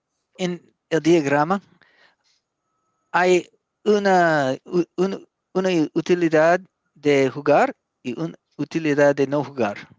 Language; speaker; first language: Spanish; non-native, learner; English